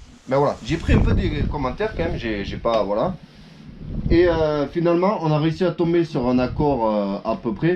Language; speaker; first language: French; native; French